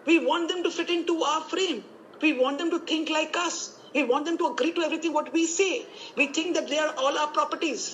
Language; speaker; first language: English; non-native, local second language; Punjabi